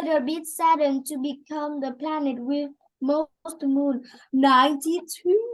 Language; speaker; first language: English; non-native, learner; Vietnamese